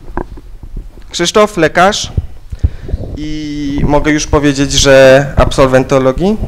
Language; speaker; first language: Polish; native; Polish